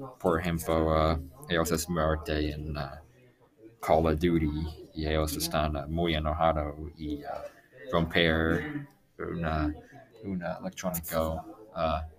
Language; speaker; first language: Spanish; non-native, learner; English